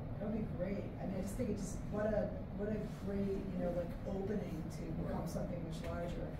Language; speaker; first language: English; native; English